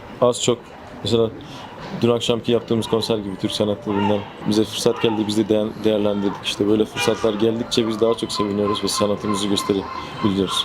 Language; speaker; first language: Turkish; non-native, fluent; Persian